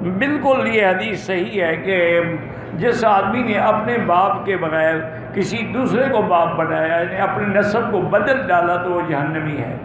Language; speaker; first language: Urdu; native; Urdu